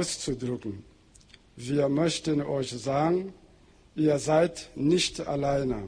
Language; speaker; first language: German; non-native, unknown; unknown